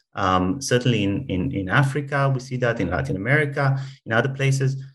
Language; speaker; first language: English; non-native, fluent; Hebrew